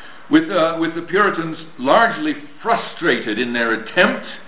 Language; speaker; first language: English; native; English